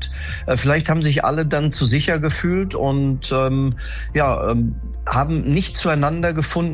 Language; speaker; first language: German; native; German